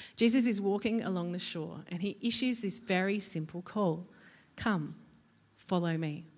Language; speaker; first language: English; native; English